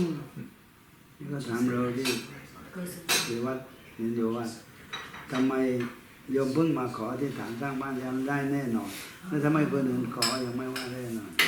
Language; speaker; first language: Thai; native; Thai